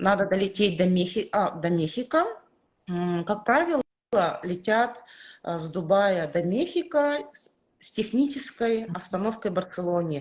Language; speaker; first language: Russian; native; Russian